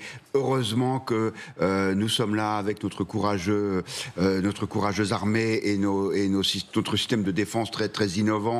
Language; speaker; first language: French; native; French